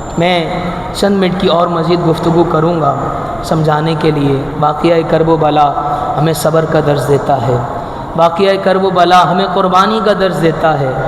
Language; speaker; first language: Urdu; native; Urdu